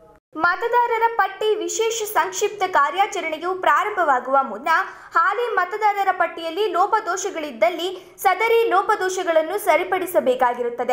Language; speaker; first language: Kannada; native; Kannada